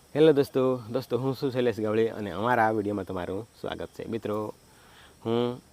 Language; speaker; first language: Gujarati; non-native, local second language; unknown